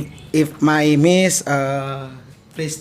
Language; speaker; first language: English; non-native, learner; Indonesian